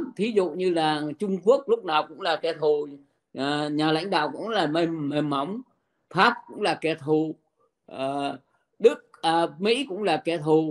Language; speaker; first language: Vietnamese; native; Vietnamese